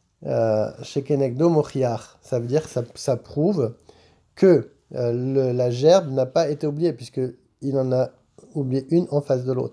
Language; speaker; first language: French; native; French